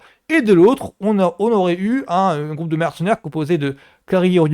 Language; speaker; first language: French; native; French